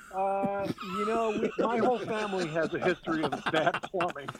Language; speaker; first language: English; native; English